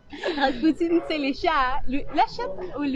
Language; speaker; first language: French; non-native, learner; Spanish